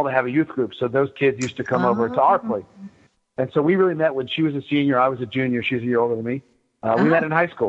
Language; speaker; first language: English; native; English